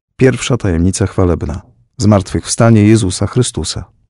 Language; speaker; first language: Polish; native; Polish